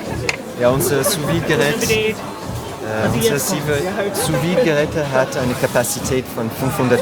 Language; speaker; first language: German; non-native, learner; French